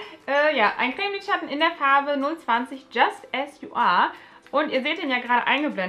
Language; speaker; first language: German; native; German